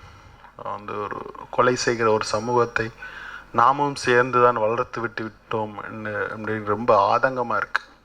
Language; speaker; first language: Tamil; native; Tamil